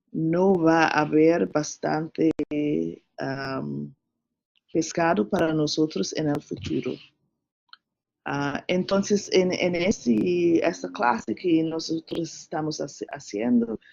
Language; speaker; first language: Spanish; non-native, learner; English